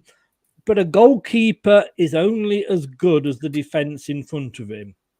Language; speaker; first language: English; native; English